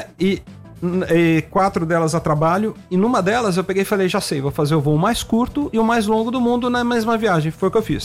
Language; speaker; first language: Portuguese; native; Portuguese